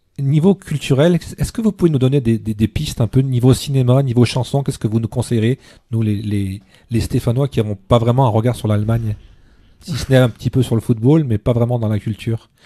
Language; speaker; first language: French; native; French